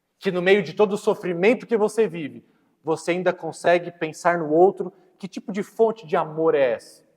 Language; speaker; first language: Portuguese; native; Portuguese